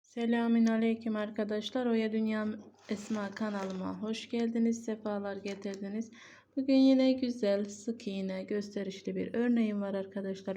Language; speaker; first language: Turkish; native; Turkish